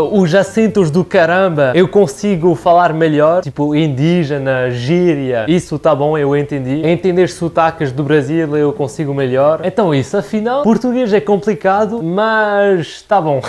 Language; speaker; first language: Portuguese; early bilingual, other home language; French